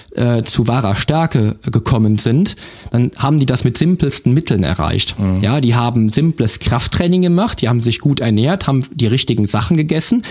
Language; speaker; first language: German; native; German